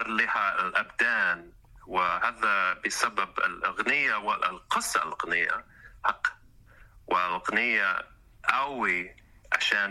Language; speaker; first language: Arabic; non-native, learner; English